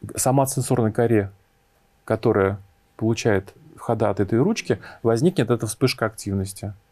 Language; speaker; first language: Russian; native; Russian